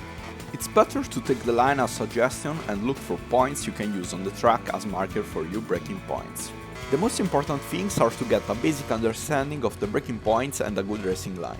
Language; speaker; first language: English; non-native, fluent; German